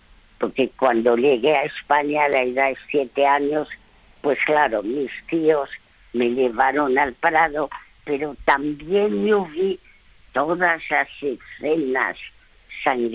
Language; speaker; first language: Spanish; early bilingual, other home language; French